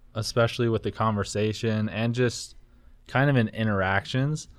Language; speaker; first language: English; native; English